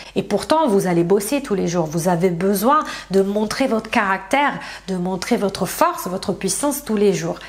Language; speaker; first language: French; non-native, fluent; Italian